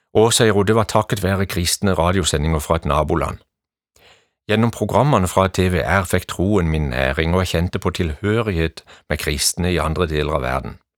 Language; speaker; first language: Norwegian; native; Norwegian